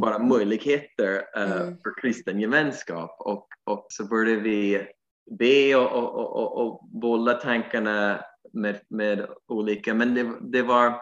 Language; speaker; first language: Swedish; non-native, fluent; English